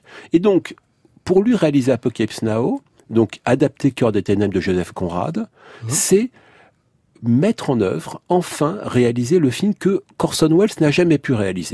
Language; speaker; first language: French; native; French